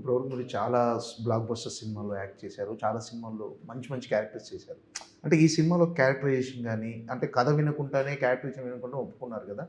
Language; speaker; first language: Telugu; native; Telugu